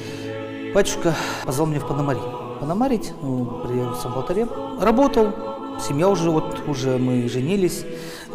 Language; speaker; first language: Russian; native; Russian